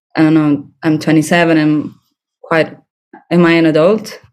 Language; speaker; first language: English; non-native, fluent; Italian